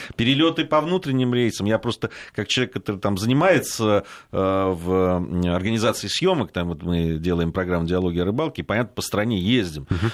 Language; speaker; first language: Russian; native; Russian